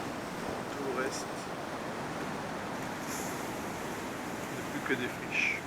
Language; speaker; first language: French; native; French